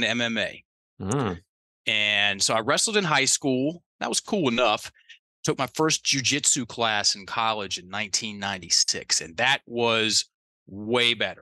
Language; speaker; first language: English; native; English